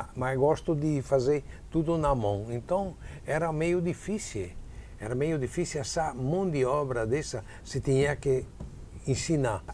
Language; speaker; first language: Portuguese; non-native, fluent; Italian